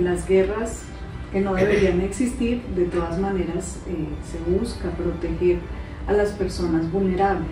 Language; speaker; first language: Spanish; native; Spanish